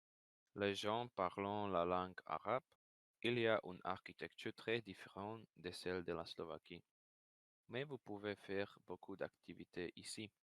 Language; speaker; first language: French; non-native, learner; Slovak